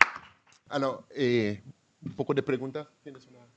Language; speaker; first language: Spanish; non-native, fluent; Haitian Creole